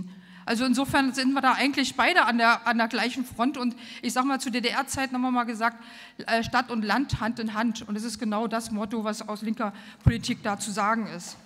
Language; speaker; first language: German; native; German